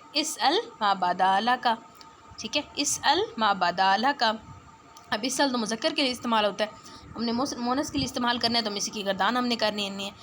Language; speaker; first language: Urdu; non-native, local second language; Punjabi